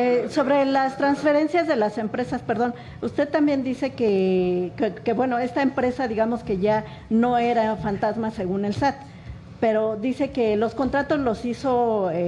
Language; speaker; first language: Spanish; native; Spanish